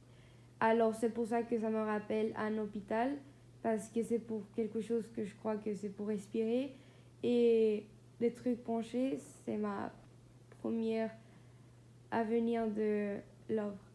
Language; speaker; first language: French; non-native, fluent; Spanish